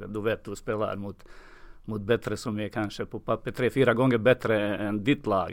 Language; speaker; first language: Swedish; non-native, fluent; Serbian